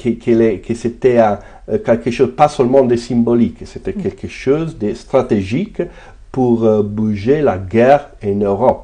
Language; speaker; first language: French; non-native, fluent; Italian